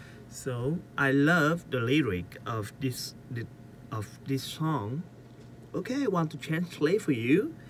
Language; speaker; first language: English; non-native, learner; Vietnamese